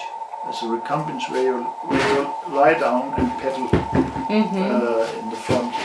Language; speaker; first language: English; non-native, learner; Danish